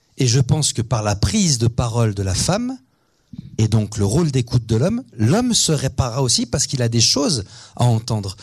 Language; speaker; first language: French; native; French